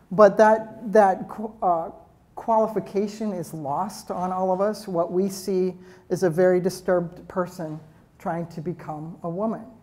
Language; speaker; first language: English; native; English